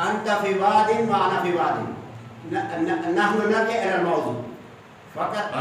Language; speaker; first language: Arabic; non-native, fluent; Urdu